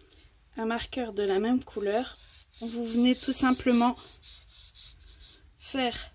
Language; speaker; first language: French; native; French